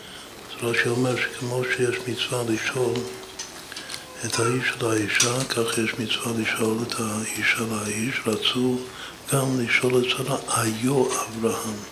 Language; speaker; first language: Hebrew; non-native, fluent; English